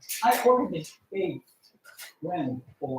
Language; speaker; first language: English; non-native, learner; Japanese